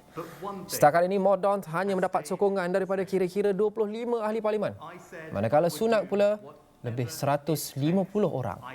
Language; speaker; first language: Malay; native; Malay